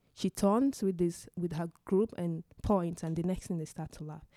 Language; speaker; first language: English; non-native, local second language; Igbo